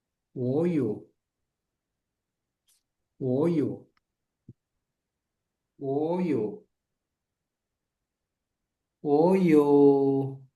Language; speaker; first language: Chinese; non-native, learner; Indonesian